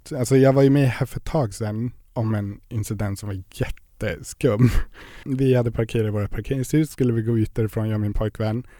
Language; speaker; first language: Swedish; native; Swedish